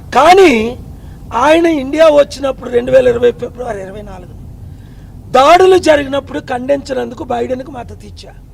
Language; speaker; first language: Telugu; native; Telugu